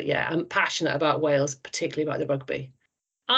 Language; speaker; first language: English; native; English